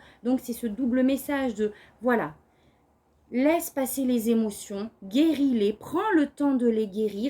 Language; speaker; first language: French; native; French